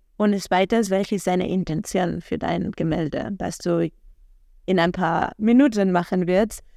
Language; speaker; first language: German; non-native, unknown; Spanish